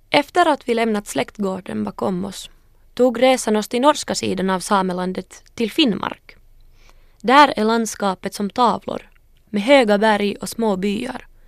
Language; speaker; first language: Swedish; early bilingual, other home language; Northern Sami